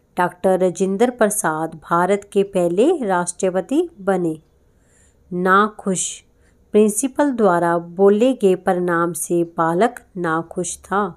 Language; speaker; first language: Hindi; non-native, local second language; Punjabi